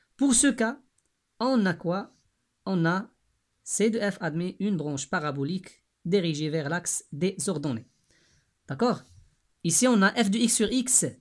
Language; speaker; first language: French; non-native, local second language; Arabic